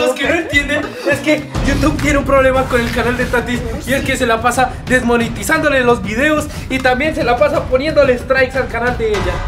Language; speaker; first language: Spanish; native; Spanish